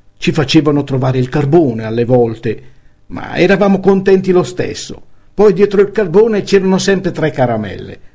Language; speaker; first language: Italian; native; Italian